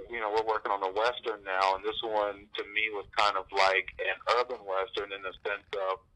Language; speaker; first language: English; native; English